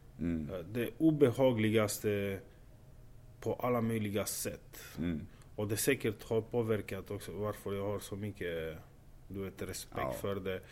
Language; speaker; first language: Swedish; non-native, fluent; Romanian